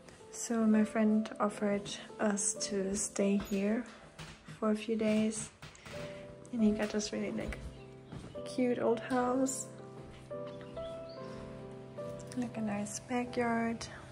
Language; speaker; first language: English; non-native, fluent; German